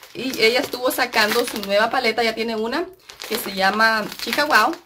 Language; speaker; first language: Spanish; native; Spanish